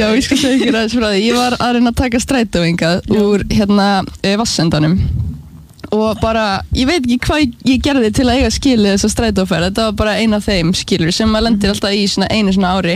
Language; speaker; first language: Icelandic; native; Icelandic